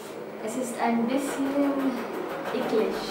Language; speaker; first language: German; non-native, learner; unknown